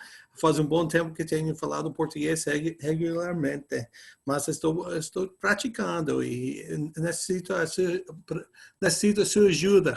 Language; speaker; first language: Portuguese; non-native, fluent; English